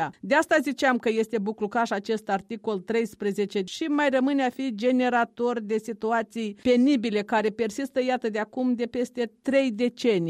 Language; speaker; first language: Romanian; native; Romanian